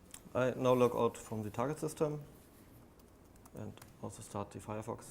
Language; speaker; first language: English; non-native, fluent; German